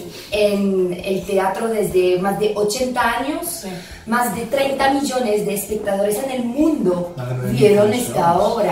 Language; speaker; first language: Spanish; non-native, fluent; French